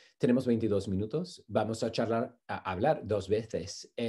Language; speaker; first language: Spanish; non-native, fluent; English